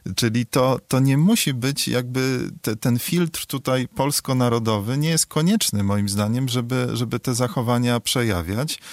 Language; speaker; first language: Polish; native; Polish